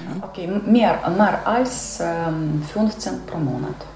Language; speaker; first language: German; non-native, fluent; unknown